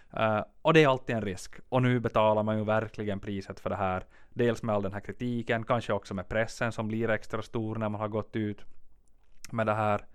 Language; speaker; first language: Swedish; native; Swedish